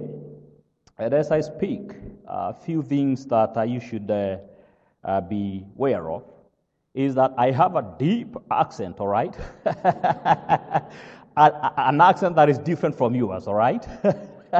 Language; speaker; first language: English; non-native, local second language; Kikuyu